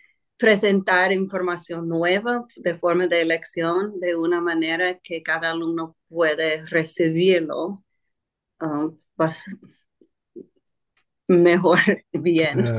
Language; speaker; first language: Spanish; non-native, fluent; English